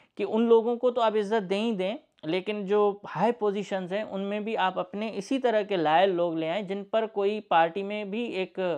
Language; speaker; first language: Urdu; non-native, local second language; Sindhi